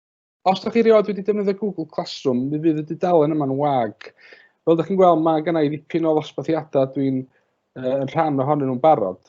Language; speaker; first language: Welsh; native; Welsh